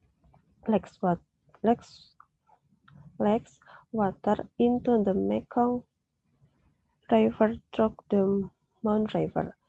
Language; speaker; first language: English; non-native, learner; Indonesian